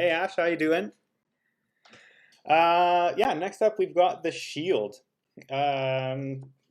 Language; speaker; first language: English; native; English